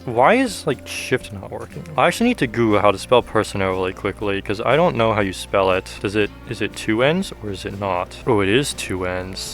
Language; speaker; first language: English; native; English